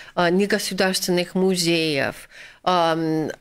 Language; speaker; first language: Russian; non-native, fluent; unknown